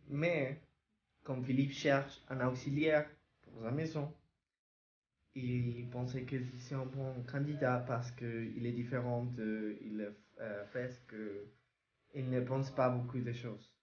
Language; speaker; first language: French; non-native, learner; Spanish